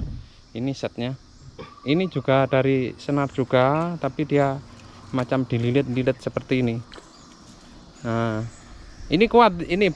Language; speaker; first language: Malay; non-native, local second language; Javanese